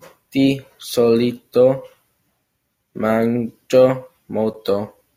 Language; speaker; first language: Italian; non-native, learner; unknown